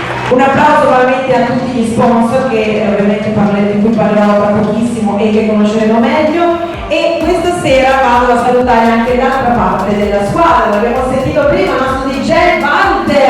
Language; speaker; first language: Italian; native; Italian